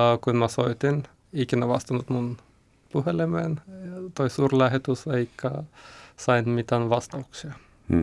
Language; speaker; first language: Finnish; non-native, learner; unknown